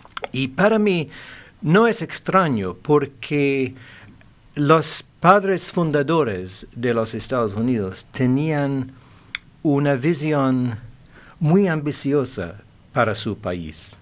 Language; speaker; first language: Spanish; non-native, fluent; English